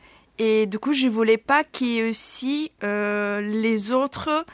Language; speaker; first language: French; non-native, fluent; Italian